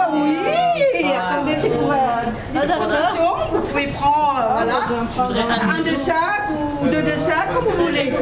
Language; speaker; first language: French; non-native, fluent; Lao